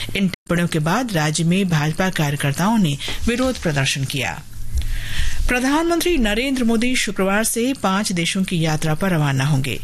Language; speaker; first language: Hindi; native; Hindi